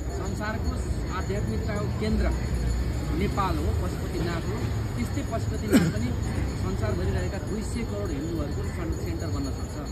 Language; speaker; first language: Nepali; native; Nepali